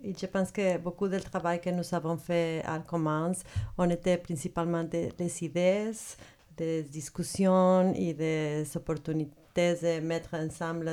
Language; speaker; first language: French; non-native, learner; Spanish